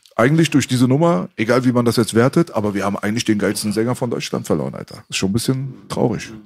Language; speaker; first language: German; early bilingual, other home language; Persian